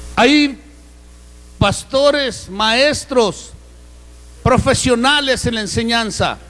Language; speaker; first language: Spanish; native; Spanish